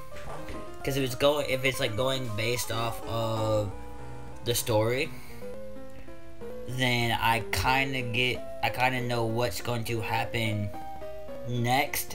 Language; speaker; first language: English; native; English